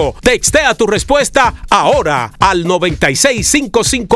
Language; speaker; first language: Spanish; native; Spanish